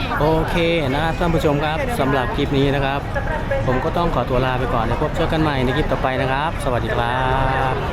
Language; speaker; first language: Thai; native; Thai